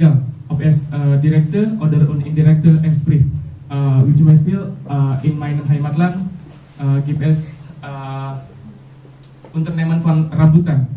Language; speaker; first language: German; non-native, learner; Indonesian